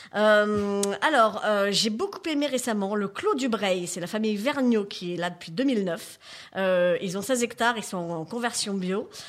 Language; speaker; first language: French; native; French